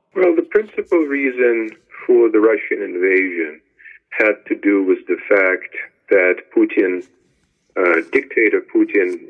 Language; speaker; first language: English; non-native, fluent; Ukrainian